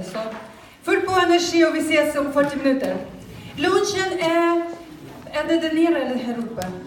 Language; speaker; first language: Swedish; non-native, fluent; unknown